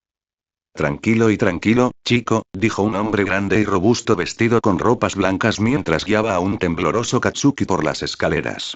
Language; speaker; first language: Spanish; native; Spanish